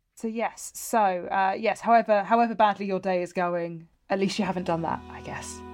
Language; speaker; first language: English; native; English